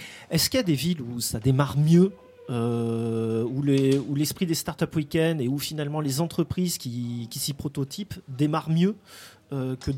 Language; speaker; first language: French; native; French